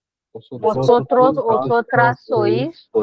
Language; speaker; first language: Spanish; non-native, learner; Hindi